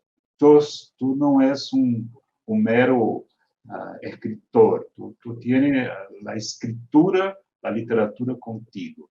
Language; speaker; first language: Spanish; non-native, fluent; Portuguese